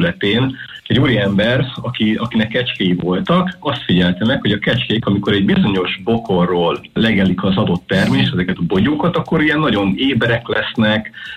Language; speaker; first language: Hungarian; non-native, fluent; Spanish